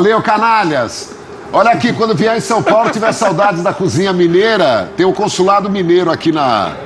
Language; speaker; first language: Portuguese; native; Portuguese